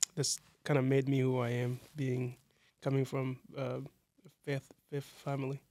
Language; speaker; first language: English; non-native, fluent; Kinyarwanda